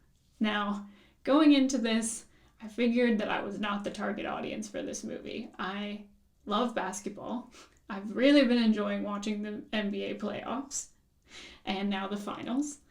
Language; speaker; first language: English; native; English